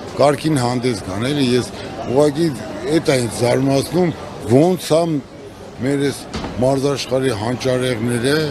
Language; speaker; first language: Armenian; native; Armenian